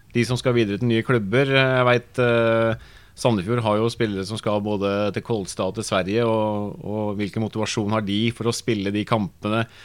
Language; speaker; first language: Norwegian; native; Norwegian